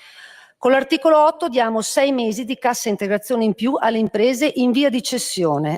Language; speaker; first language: Italian; native; Italian